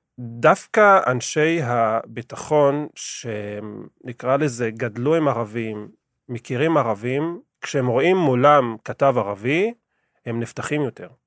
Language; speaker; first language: Hebrew; non-native, local second language; Arabic